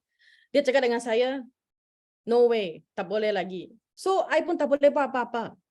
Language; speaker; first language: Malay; non-native, local second language; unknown